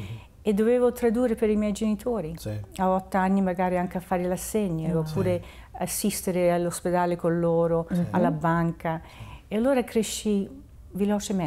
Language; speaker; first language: Italian; early bilingual, heritage; Italian